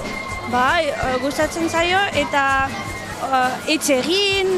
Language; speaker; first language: Basque; non-native, learner; Arabic